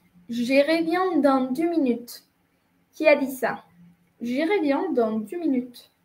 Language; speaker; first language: French; non-native, fluent; Spanish